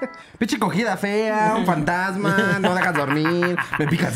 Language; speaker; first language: Spanish; native; Spanish